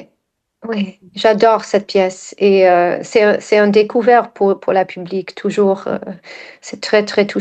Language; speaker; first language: French; non-native, fluent; English